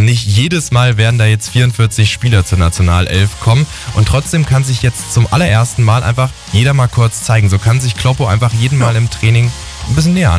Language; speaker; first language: German; native; German